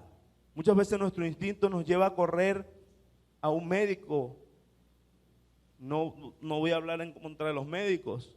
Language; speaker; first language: Spanish; native; Spanish